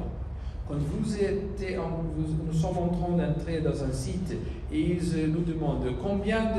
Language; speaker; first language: French; non-native, learner; Spanish